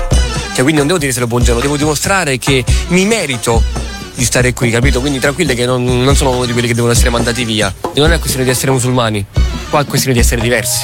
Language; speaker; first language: Italian; early bilingual, other home language; Arabic